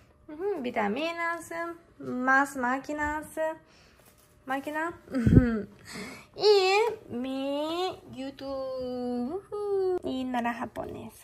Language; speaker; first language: Spanish; non-native, learner; Japanese